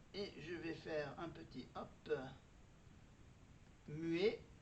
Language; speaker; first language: French; native; French